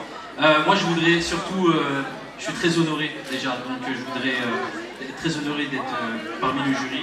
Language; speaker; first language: French; early bilingual, other home language; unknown